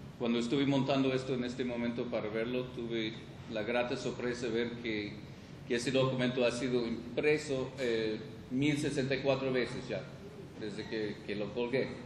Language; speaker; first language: Spanish; non-native, fluent; English